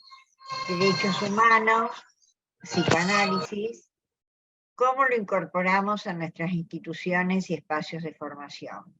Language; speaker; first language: Spanish; native; Spanish